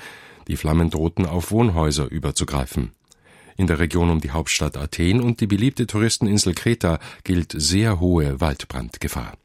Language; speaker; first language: German; native; German